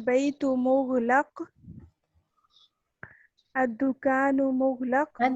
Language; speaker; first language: Arabic; non-native, learner; Urdu